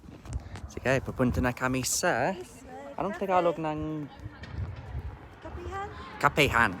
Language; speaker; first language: Filipino; non-native, learner; English